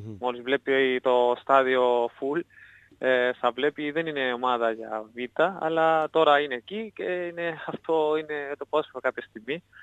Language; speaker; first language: Greek; non-native, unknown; Spanish